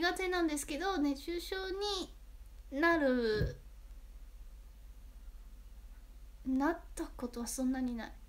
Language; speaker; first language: Japanese; non-native, fluent; Chinese